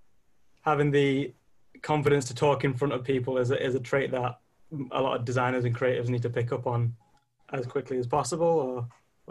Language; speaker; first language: English; native; English